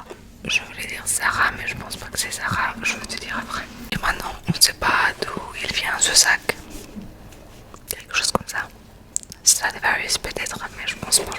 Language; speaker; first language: French; non-native, learner; Spanish